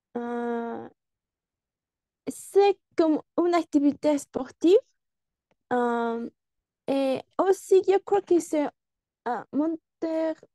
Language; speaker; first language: French; non-native, learner; Spanish